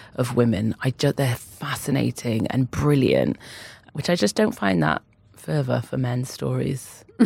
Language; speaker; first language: English; native; English